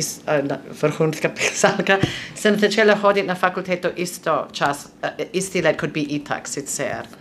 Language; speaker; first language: Slovenian; non-native, fluent; English